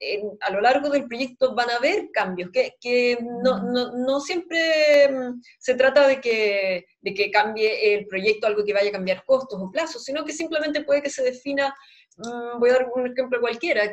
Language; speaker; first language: Spanish; native; Spanish